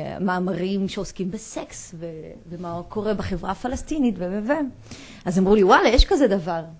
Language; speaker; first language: Hebrew; non-native, local second language; Arabic